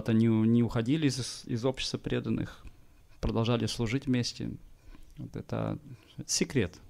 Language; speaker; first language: Russian; native; Russian